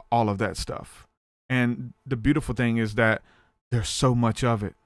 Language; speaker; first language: English; native; English